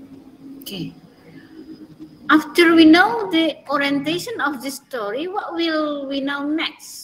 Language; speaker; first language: English; non-native, learner; Indonesian